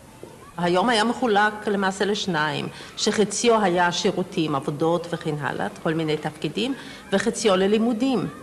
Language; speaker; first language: Hebrew; non-native, fluent; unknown